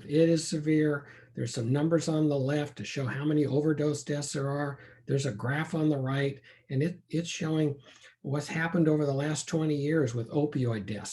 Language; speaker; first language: English; native; English